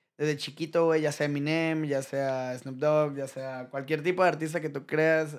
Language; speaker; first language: Spanish; native; Spanish